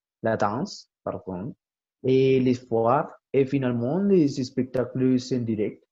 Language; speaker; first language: French; non-native, learner; Spanish